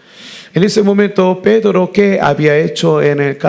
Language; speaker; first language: Spanish; non-native, learner; Korean